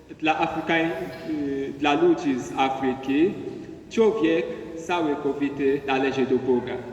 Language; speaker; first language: Polish; non-native, learner; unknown